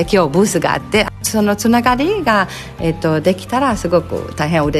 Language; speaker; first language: Japanese; non-native, fluent; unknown